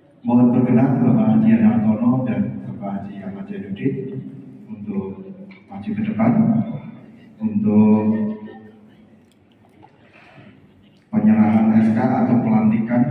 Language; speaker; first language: Indonesian; native; Indonesian